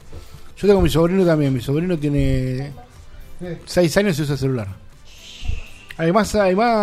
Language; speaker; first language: Spanish; native; Spanish